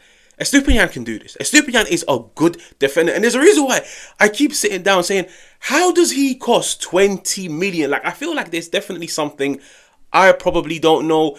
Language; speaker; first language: English; native; English